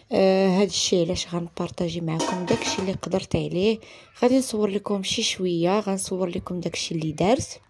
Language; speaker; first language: Arabic; native; Arabic